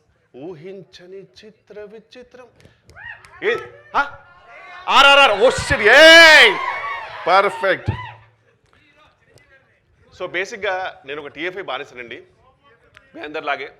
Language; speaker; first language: Telugu; native; Telugu